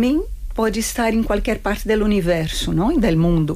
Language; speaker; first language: Spanish; non-native, fluent; Portuguese